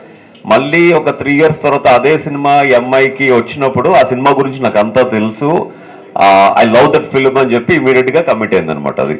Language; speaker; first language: Telugu; native; Telugu